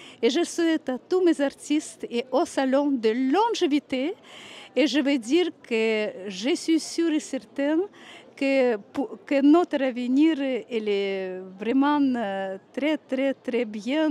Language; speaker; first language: French; non-native, fluent; Russian